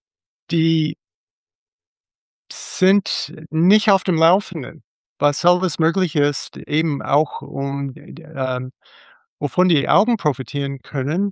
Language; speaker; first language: German; non-native, fluent; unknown